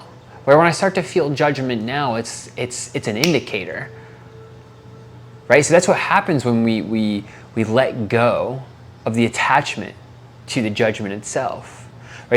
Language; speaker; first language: English; native; English